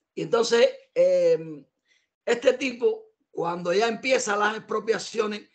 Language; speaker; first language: Spanish; native; Spanish